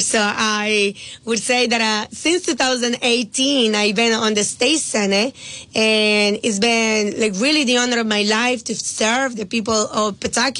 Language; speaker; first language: English; non-native, fluent; Spanish